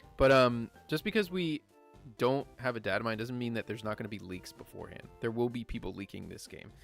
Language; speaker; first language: English; native; English